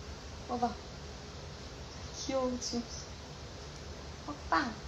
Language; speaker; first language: Korean; early bilingual, heritage; Korean